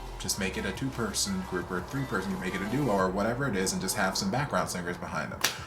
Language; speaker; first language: English; native; English